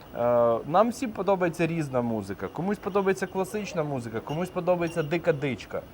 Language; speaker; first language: Ukrainian; native; Ukrainian